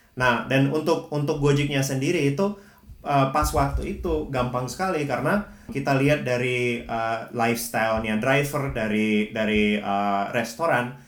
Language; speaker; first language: Indonesian; early bilingual, other home language; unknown